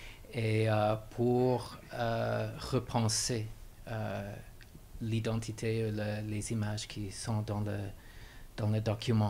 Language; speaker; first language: French; non-native, fluent; English